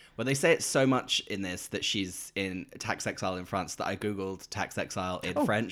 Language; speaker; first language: English; native; English